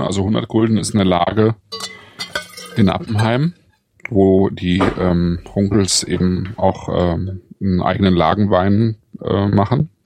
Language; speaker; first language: German; native; German